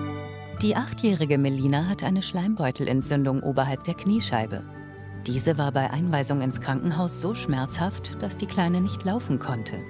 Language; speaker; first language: German; native; German